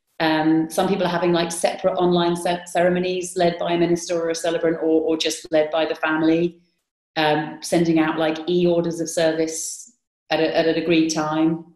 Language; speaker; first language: English; native; English